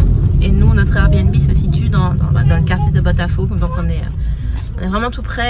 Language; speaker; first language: French; native; French